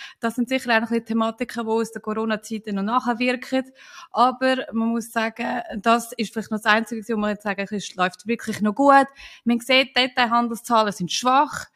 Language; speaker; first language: German; native; German